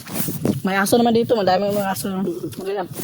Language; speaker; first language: Filipino; non-native, local second language; Cebuano